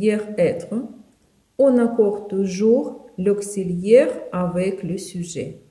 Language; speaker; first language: French; non-native, fluent; Ukrainian